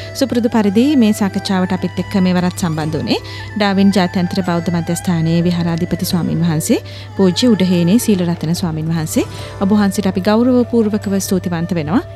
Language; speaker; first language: Sinhala; native; Sinhala